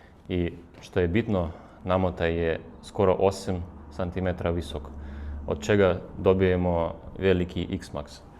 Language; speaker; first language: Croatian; non-native, fluent; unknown